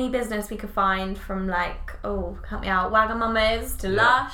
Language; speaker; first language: English; native; English